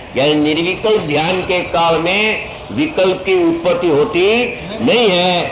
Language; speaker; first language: Hindi; non-native, local second language; Gujarati